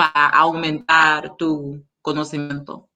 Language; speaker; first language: Spanish; non-native, learner; English